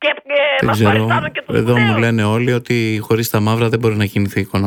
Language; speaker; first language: Greek; native; Greek